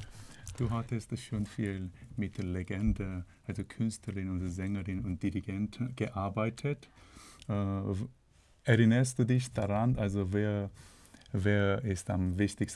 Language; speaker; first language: German; non-native, learner; Korean